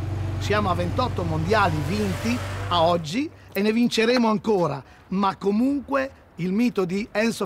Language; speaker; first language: Italian; native; Italian